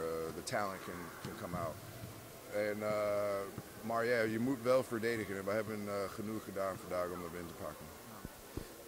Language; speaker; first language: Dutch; non-native, fluent; English